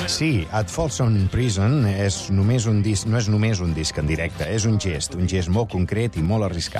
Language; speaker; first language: Catalan; native; Catalan